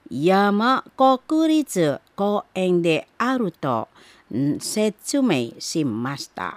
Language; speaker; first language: Japanese; non-native, fluent; Indonesian